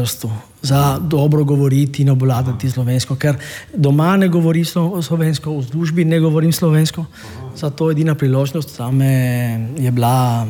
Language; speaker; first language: Slovenian; non-native, fluent; Italian